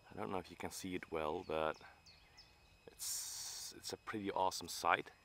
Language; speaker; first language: English; non-native, fluent; Dutch